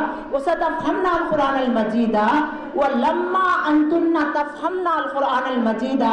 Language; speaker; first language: Arabic; non-native, learner; Urdu